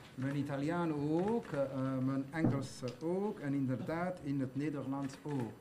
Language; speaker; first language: Dutch; non-native, local second language; French